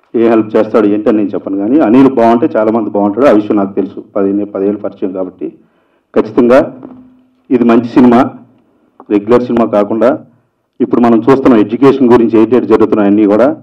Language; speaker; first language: Telugu; native; Telugu